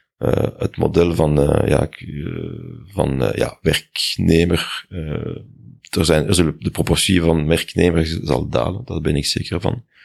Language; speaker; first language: Dutch; non-native, local second language; French